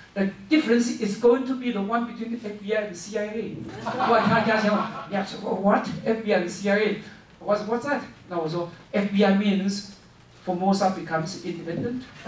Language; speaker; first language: English; non-native, fluent; Chinese